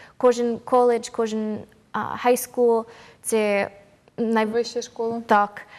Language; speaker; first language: Ukrainian; non-native, learner; English